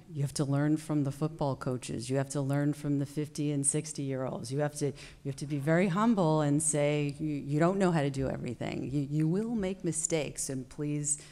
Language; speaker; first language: English; native; English